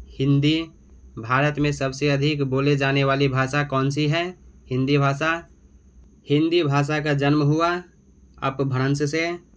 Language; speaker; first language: Hindi; native; Hindi